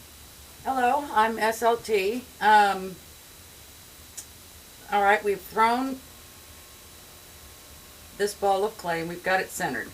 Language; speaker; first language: English; native; English